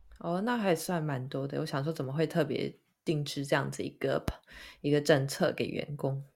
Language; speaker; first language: Chinese; native; Chinese